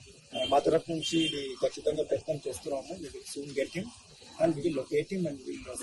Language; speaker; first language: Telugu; non-native, local second language; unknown